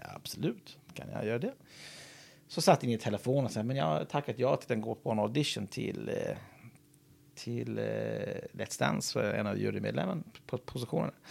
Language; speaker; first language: Swedish; non-native, fluent; English